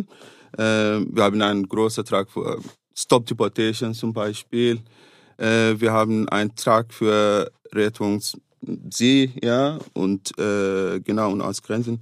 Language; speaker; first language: German; non-native, fluent; Arabic